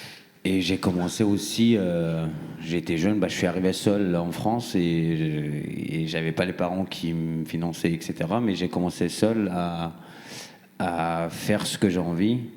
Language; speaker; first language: French; non-native, fluent; Persian